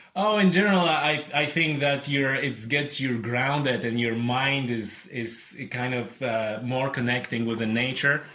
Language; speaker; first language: English; non-native, fluent; Polish